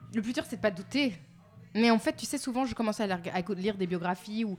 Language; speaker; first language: French; native; French